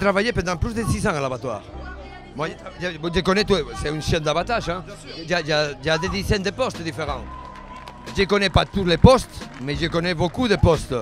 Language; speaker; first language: French; non-native, fluent; Spanish